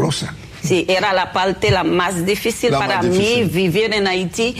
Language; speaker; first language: Spanish; non-native, fluent; Haitian Creole